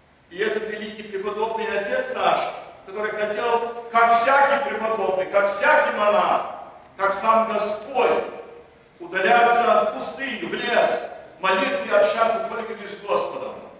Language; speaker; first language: Russian; early bilingual, heritage; Russian